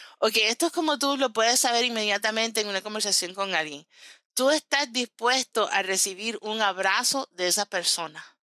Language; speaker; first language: Spanish; early bilingual, heritage; Spanish